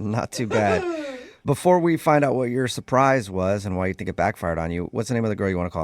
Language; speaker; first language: English; native; English